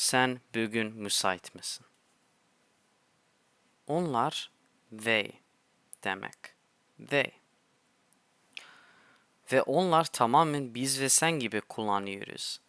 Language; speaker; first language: Turkish; non-native, fluent; English